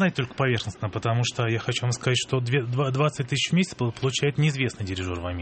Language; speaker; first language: Russian; native; Russian